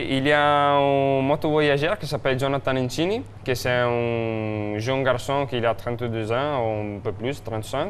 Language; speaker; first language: French; non-native, fluent; Italian